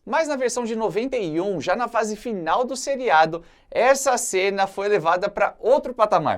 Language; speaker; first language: Portuguese; native; Portuguese